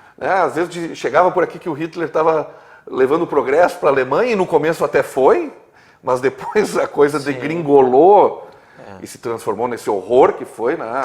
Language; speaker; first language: Portuguese; native; Portuguese